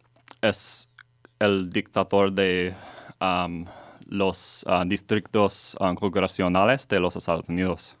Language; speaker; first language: Spanish; non-native, learner; English